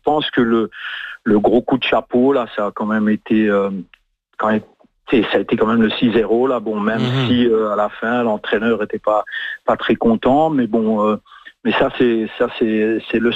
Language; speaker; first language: French; native; French